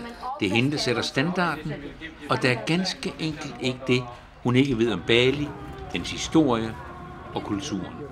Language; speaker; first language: Danish; native; Danish